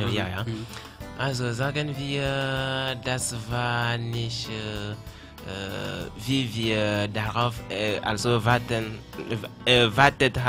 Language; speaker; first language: German; non-native, fluent; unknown